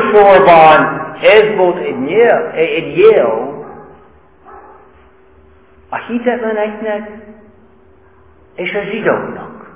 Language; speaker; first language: Hungarian; non-native, fluent; English